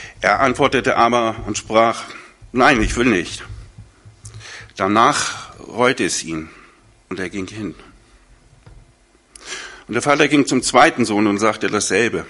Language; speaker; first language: German; native; German